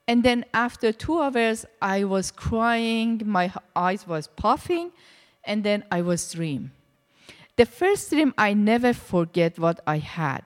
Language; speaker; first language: English; non-native, learner; Persian